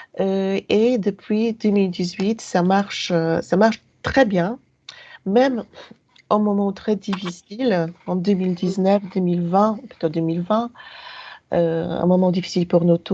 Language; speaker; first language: French; non-native, fluent; Polish